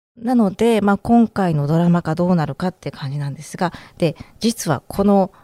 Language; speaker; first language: Japanese; native; Japanese